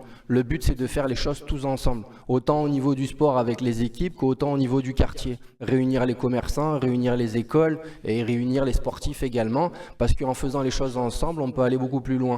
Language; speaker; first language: French; native; French